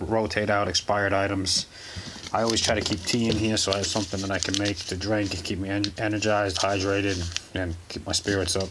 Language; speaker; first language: English; native; English